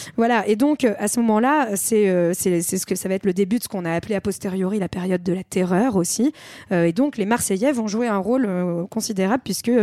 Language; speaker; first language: French; native; French